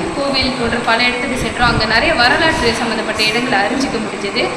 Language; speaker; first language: Tamil; early bilingual, heritage; Tamil